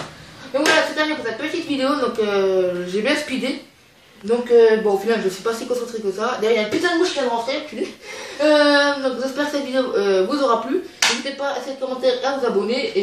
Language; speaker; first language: French; native; French